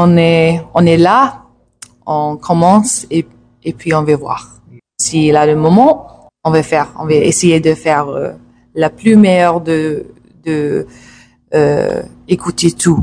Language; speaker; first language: French; non-native, learner; English